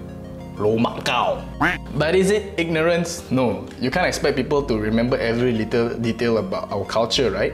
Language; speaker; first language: English; non-native, local second language; Malay